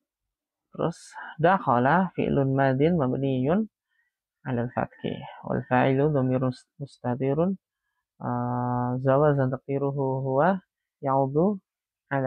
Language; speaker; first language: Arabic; non-native, fluent; Indonesian